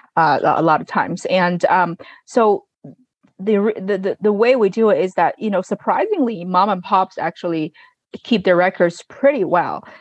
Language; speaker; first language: English; non-native, fluent; Chinese